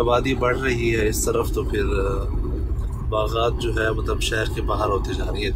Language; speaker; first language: Urdu; native; Urdu